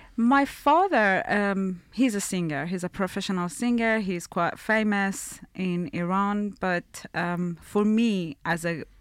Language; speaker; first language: English; non-native, fluent; Persian